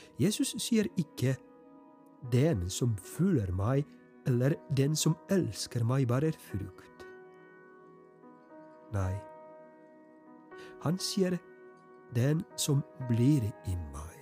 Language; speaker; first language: Norwegian; non-native, fluent; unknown